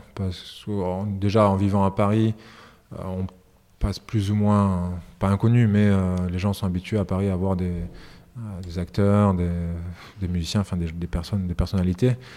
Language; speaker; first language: French; early bilingual, other home language; Serbian